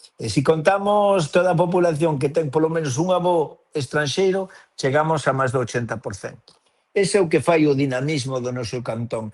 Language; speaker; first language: Galician; native; Galician